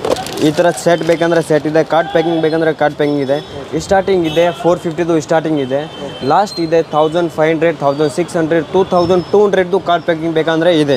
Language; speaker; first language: Kannada; non-native, local second language; Hindi